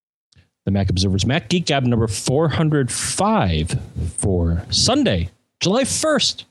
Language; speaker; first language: English; native; English